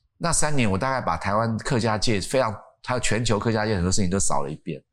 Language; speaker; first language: Chinese; native; Chinese